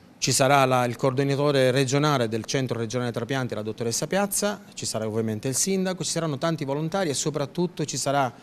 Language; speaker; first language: Italian; native; Italian